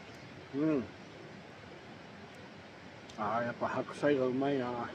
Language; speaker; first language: Japanese; native; Japanese